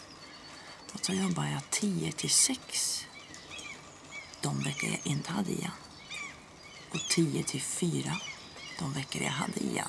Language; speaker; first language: Swedish; native; Swedish